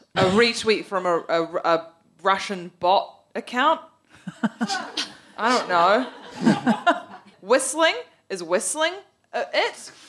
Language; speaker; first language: English; native; English